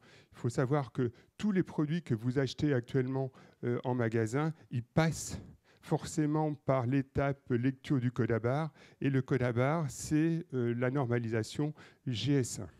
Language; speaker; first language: French; native; French